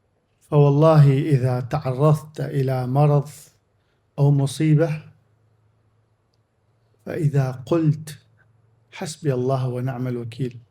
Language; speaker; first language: Arabic; native; Arabic